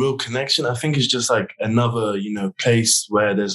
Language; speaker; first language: English; native; English